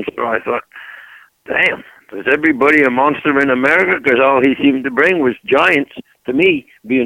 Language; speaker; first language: English; native; English